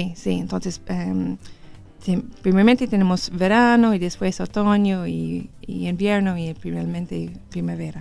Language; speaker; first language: Spanish; non-native, learner; English